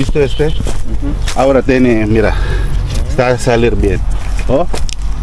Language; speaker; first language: Spanish; non-native, learner; Filipino